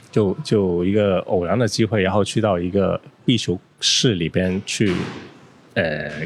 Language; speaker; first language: Chinese; native; Chinese